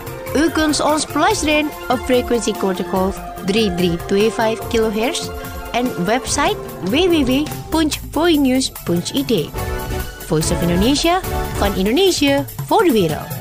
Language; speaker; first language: Dutch; non-native, fluent; Indonesian